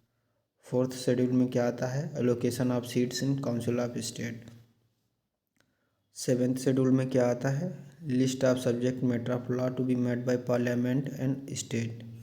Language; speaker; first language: Hindi; native; Hindi